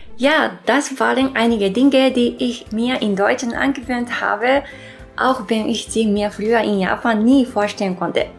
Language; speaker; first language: German; non-native, fluent; Japanese